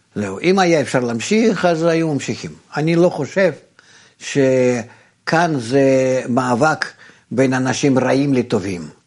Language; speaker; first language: Hebrew; non-native, fluent; Russian